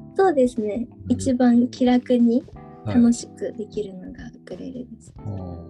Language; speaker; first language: Japanese; native; Japanese